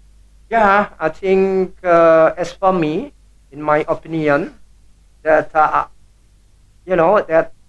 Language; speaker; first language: English; non-native, learner; Indonesian